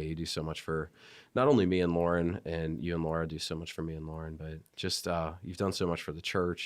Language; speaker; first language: English; native; English